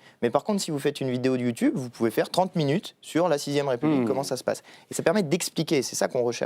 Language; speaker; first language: French; native; French